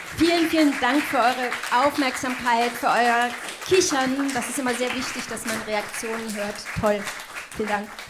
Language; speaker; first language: German; non-native, local second language; French